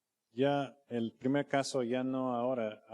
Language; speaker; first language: Spanish; non-native, fluent; English